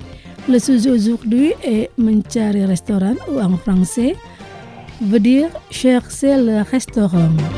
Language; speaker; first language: French; non-native, fluent; Indonesian